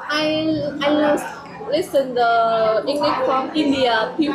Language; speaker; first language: English; non-native, learner; Vietnamese